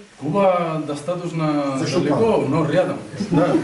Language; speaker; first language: Russian; non-native, local second language; Tatar